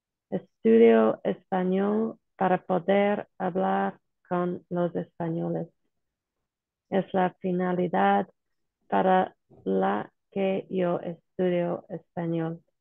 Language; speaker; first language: Spanish; non-native, learner; English